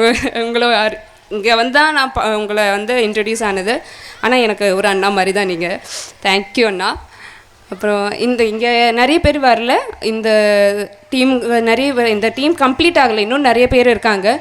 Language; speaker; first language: Tamil; non-native, learner; Malayalam